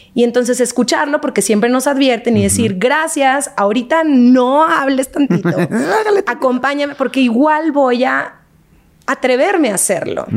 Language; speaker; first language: Spanish; native; Spanish